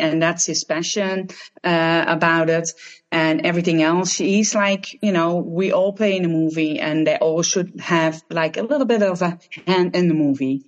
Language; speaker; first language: English; non-native, fluent; Dutch